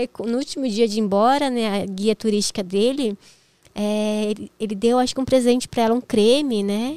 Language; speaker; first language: Portuguese; native; Portuguese